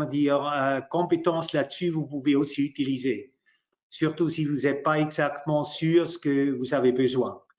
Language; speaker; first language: French; non-native, local second language; German